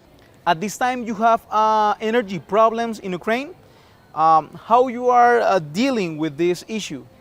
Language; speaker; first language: English; non-native, fluent; Spanish